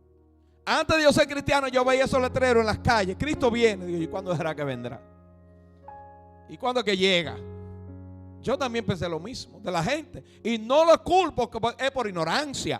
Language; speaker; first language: Spanish; native; Spanish